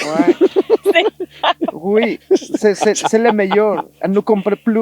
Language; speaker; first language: French; non-native, learner; Spanish